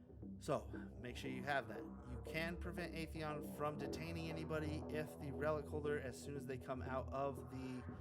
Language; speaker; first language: English; native; English